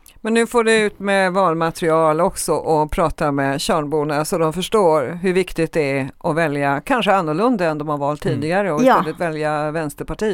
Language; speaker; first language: Swedish; native; Swedish